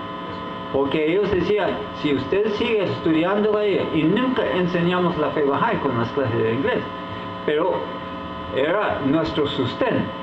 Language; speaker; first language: Spanish; non-native, fluent; English